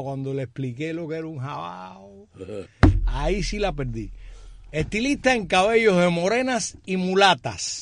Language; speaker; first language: Spanish; native; Spanish